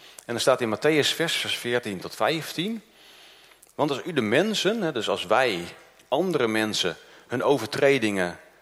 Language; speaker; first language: Dutch; early bilingual, other home language; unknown